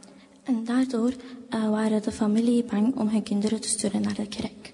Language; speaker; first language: Dutch; non-native, fluent; Arabic